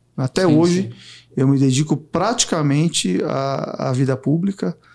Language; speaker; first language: Portuguese; native; Portuguese